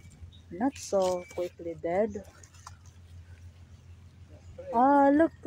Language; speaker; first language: English; non-native, learner; Filipino